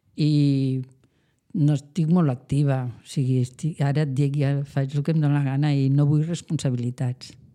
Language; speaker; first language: Catalan; non-native, local second language; Spanish